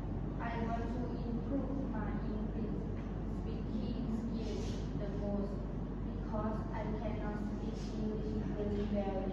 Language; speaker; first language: English; non-native, learner; Lao